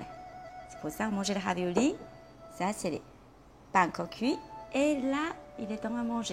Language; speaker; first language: French; non-native, fluent; Chinese